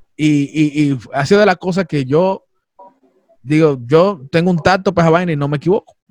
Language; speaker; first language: Spanish; native; Spanish